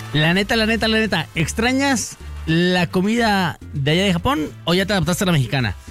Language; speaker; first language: Spanish; native; Spanish